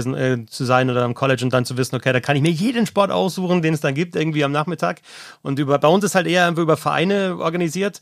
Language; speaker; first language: German; native; German